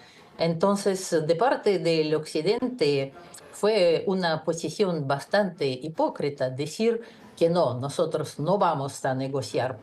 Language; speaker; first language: Spanish; non-native, fluent; Russian